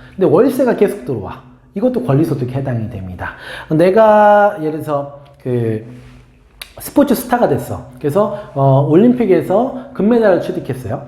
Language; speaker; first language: Korean; native; Korean